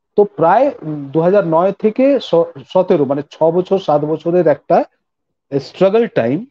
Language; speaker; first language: Bangla; non-native, local second language; Hindi